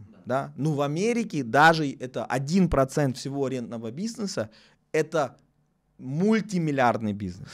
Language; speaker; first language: Russian; native; Russian